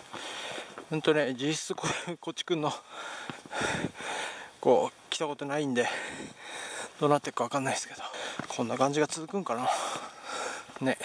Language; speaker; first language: Japanese; native; Japanese